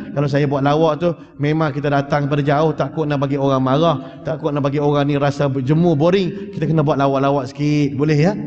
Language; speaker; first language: Malay; early bilingual, heritage; Malay